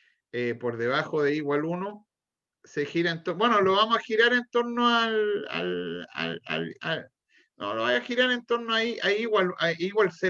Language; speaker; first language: Spanish; native; Spanish